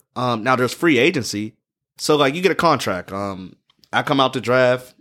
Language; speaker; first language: English; native; English